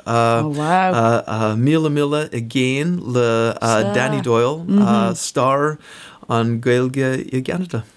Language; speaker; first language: Irish; non-native, fluent; English